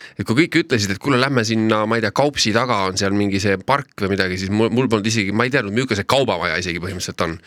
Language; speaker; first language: Estonian; native; Estonian